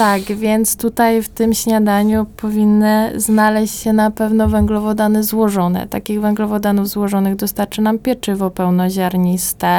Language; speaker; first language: Polish; native; Polish